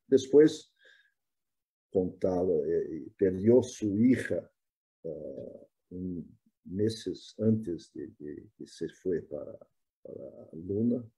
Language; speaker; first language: Spanish; non-native, fluent; Portuguese